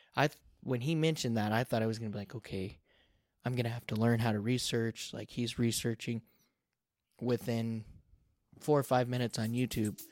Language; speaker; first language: English; native; English